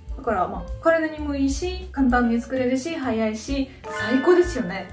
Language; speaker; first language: Japanese; non-native, fluent; Russian